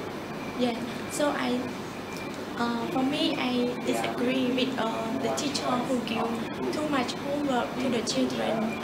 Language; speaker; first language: English; non-native, learner; Khmer